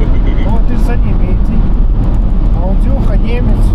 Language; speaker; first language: Russian; native; Russian